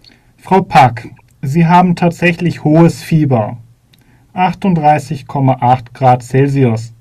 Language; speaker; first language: German; non-native, learner; Korean